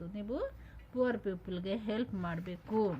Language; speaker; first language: Kannada; non-native, local second language; Hindi